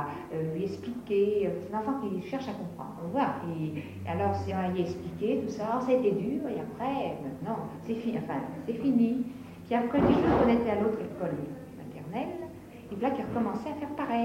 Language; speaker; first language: French; native; French